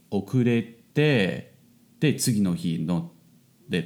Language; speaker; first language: Japanese; non-native, fluent; English